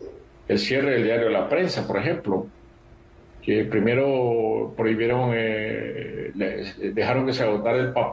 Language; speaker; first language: Spanish; native; Spanish